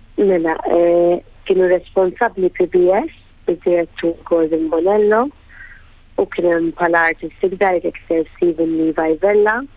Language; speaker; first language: Maltese; native; Maltese